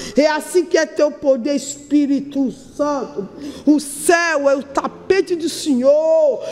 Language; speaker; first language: Portuguese; non-native, learner; Yoruba